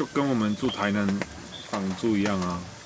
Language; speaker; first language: Chinese; non-native, fluent; English